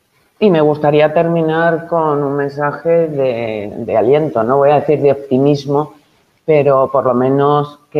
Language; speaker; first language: Spanish; native; Spanish